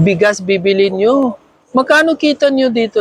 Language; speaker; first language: Filipino; non-native, learner; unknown